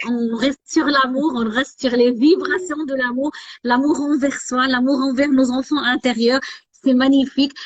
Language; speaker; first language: French; non-native, local second language; Arabic